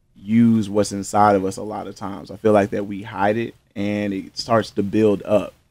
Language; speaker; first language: English; native; English